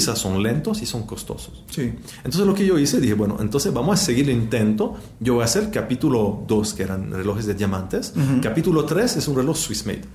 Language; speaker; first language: Spanish; non-native, fluent; French